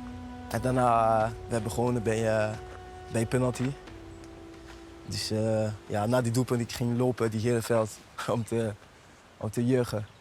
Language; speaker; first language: Dutch; non-native, learner; French